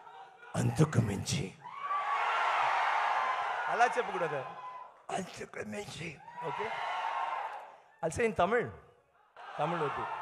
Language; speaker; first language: Telugu; non-native, learner; Tamil